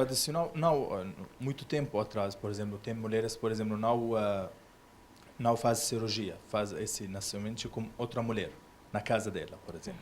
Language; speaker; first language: Portuguese; non-native, learner; Arabic